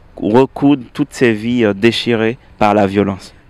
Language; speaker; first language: French; native; French